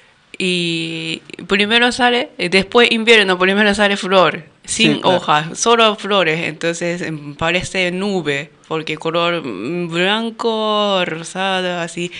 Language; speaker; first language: Spanish; non-native, learner; Japanese